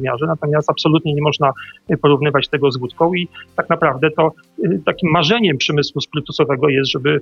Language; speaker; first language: Polish; native; Polish